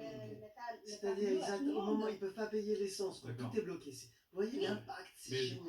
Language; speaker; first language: French; native; French